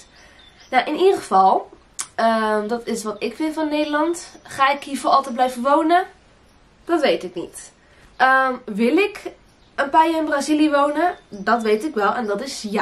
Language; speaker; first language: Dutch; early bilingual, other home language; Portuguese